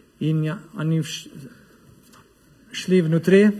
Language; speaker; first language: Russian; non-native, learner; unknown